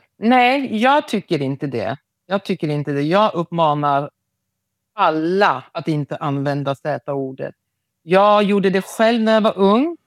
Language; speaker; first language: Swedish; non-native, local second language; Romany